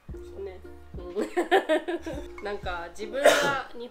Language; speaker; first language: Japanese; native; Japanese